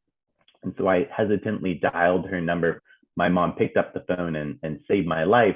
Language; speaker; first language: English; native; English